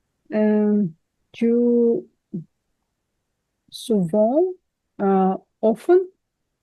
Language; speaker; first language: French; non-native, learner; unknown